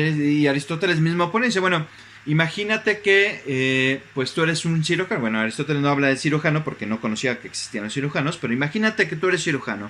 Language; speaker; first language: Spanish; native; Spanish